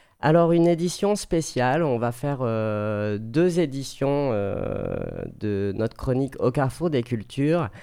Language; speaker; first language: French; native; French